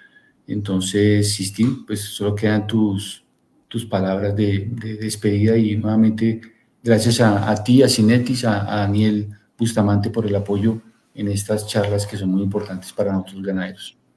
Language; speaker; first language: Spanish; native; Spanish